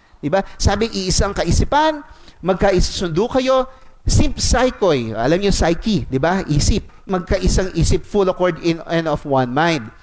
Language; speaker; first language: Filipino; non-native, local second language; Cebuano